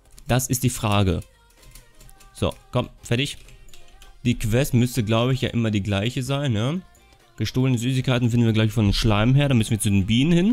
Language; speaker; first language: German; native; German